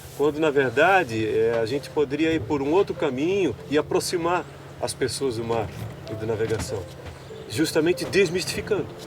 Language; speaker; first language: Portuguese; native; Portuguese